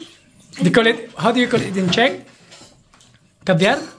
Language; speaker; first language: English; non-native, local second language; Filipino